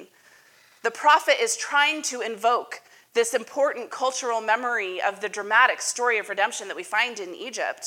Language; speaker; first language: English; native; English